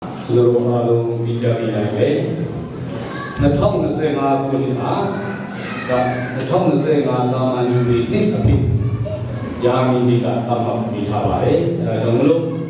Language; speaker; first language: Burmese; non-native, local second language; Hakha Chin